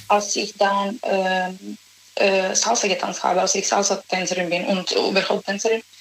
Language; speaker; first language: German; non-native, learner; Serbian